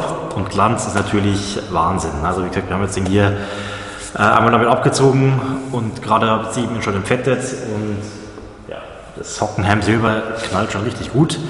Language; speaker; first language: German; native; German